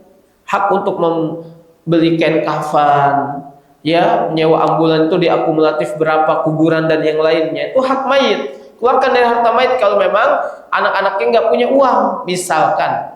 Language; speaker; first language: Indonesian; native; Indonesian